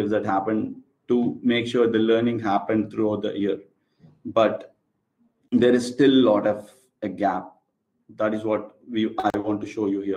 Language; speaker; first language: English; non-native, local second language; Telugu